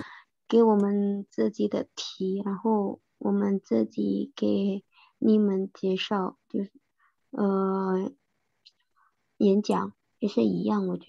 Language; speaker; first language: Chinese; non-native, fluent; Indonesian